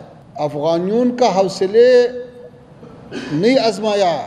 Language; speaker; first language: Hindi; non-native, fluent; Pashto